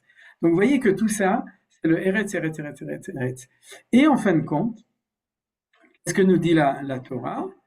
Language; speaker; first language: French; native; French